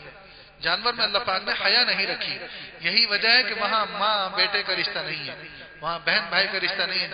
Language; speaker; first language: Urdu; native; Urdu